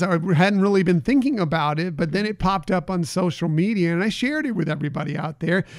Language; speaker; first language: English; native; English